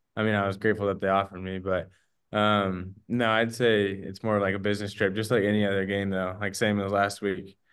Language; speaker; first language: English; native; English